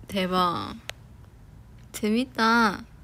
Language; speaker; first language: Korean; non-native, fluent; Chinese